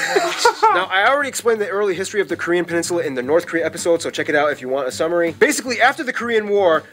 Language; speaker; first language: English; early bilingual, other home language; Korean